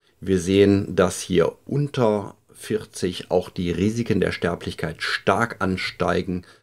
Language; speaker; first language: German; native; German